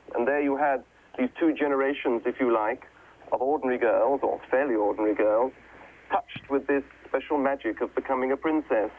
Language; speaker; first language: English; native; English